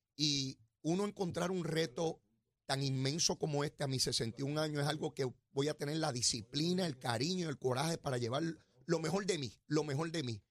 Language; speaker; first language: Spanish; native; Spanish